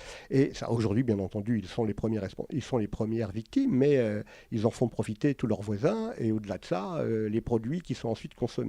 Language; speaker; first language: French; native; French